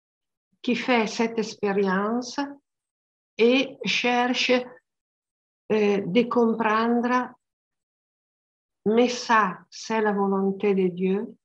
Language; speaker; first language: French; non-native, learner; Italian